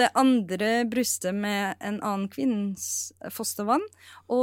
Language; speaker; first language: Norwegian; non-native, fluent; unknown